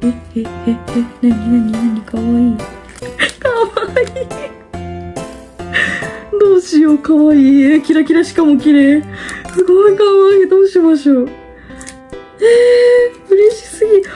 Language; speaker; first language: Japanese; native; Japanese